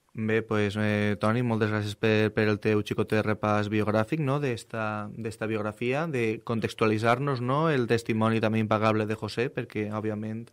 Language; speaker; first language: Catalan; native; Catalan